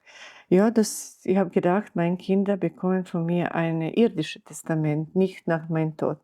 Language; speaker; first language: German; non-native, learner; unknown